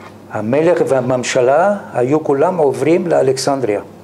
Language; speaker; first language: Hebrew; non-native, fluent; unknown